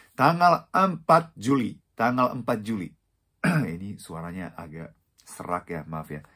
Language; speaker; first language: Indonesian; non-native, fluent; Japanese